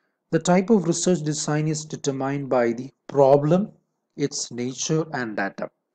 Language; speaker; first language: English; non-native, local second language; Malayalam